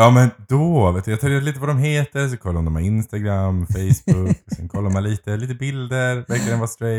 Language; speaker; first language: Swedish; native; Swedish